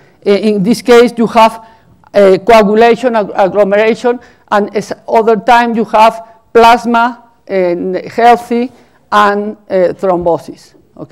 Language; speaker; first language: English; non-native, fluent; Spanish